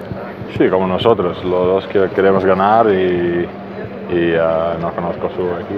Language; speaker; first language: Spanish; non-native, learner; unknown